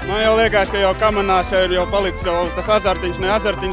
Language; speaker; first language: Latvian; native; Latvian